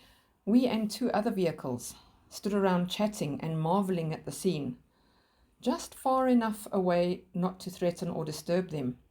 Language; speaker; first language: English; native; English